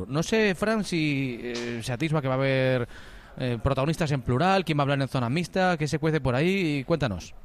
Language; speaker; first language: Spanish; native; Spanish